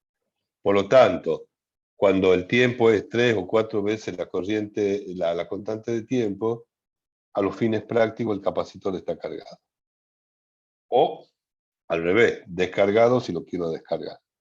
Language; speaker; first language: Spanish; native; Spanish